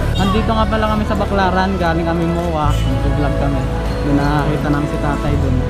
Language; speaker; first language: Filipino; native; Filipino